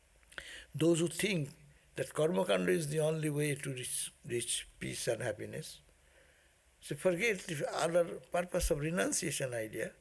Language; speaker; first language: English; non-native, local second language; Bangla